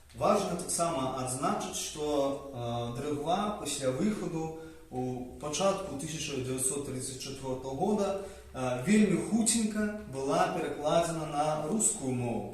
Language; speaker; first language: Belarusian; native; Belarusian